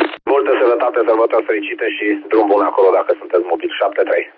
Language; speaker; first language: Romanian; native; Romanian